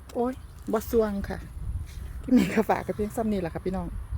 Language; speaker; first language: Thai; native; Thai